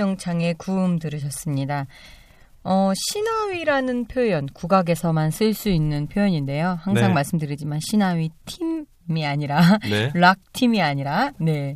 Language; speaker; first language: Korean; native; Korean